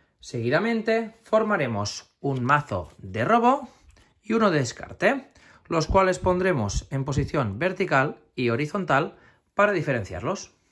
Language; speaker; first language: Spanish; native; Spanish